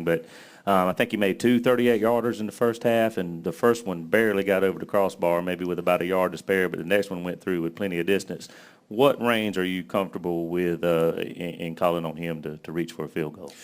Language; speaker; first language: English; native; English